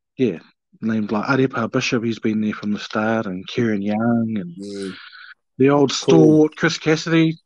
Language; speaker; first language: English; native; English